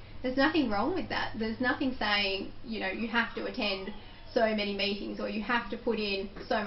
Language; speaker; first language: English; native; English